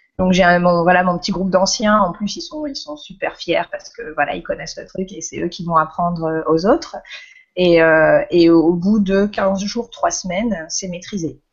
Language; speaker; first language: French; native; French